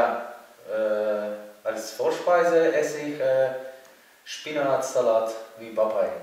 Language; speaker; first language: German; non-native, learner; Latvian